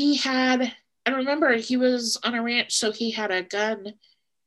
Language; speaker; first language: English; native; English